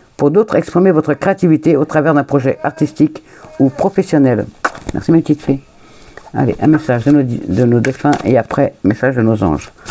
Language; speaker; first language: French; early bilingual, other home language; Portuguese